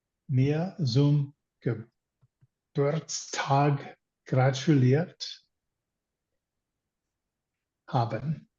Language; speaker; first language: German; non-native, learner; English